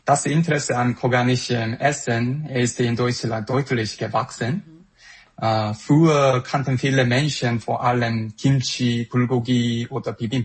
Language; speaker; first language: German; non-native, fluent; Korean